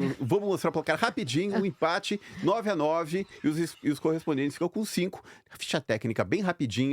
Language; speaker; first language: Portuguese; native; Portuguese